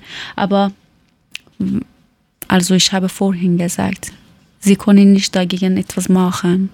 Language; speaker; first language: German; non-native, learner; Persian